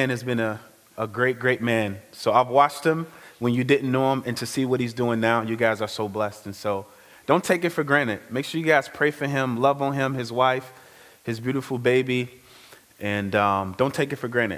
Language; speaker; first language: English; native; English